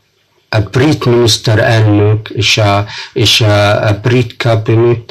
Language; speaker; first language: Hungarian; non-native, fluent; Arabic